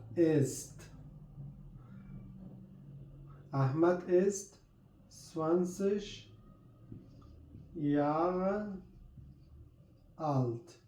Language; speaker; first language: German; non-native, learner; Persian